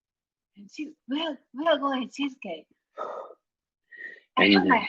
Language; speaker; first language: English; non-native, learner; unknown